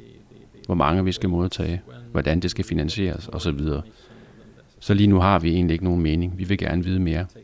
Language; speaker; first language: Danish; native; Danish